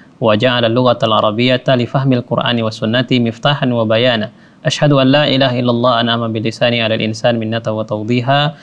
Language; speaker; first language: Arabic; non-native, fluent; Indonesian